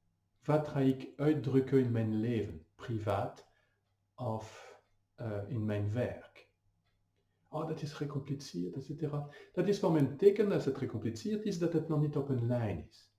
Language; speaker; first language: Dutch; non-native, fluent; French